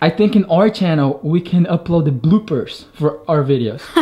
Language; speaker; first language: English; non-native, fluent; Portuguese